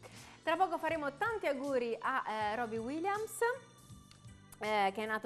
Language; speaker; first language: Italian; native; Italian